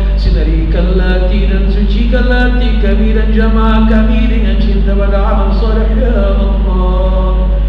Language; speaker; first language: Malay; non-native, fluent; Arabic